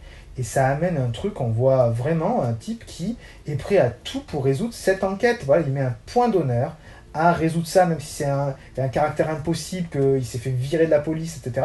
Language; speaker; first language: French; native; French